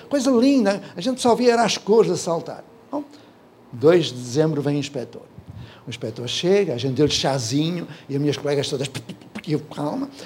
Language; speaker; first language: Portuguese; native; Portuguese